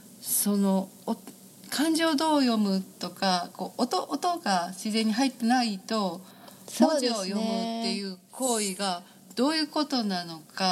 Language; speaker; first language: Japanese; native; Japanese